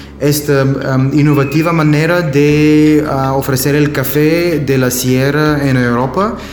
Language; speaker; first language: Spanish; non-native, learner; German